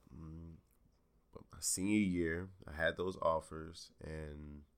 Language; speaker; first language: English; native; English